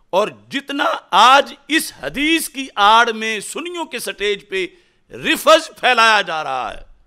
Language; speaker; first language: Urdu; non-native, local second language; Punjabi